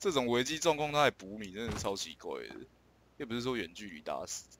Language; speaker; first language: Chinese; native; Chinese